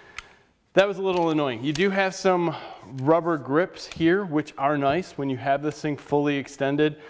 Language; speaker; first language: English; native; English